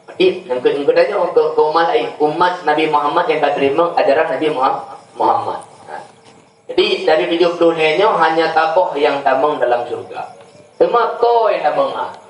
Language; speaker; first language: Malay; non-native, local second language; Achinese